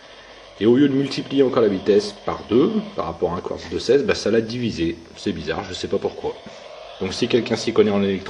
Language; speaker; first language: French; native; French